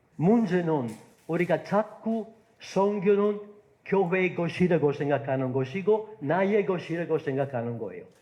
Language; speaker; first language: Korean; non-native, fluent; Italian